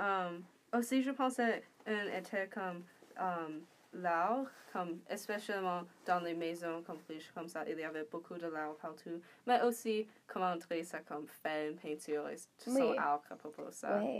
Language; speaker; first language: French; non-native, learner; English